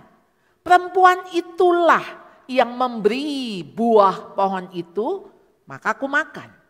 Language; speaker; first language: Indonesian; native; Indonesian